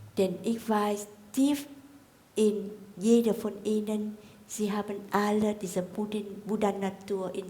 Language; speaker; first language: German; non-native, fluent; Vietnamese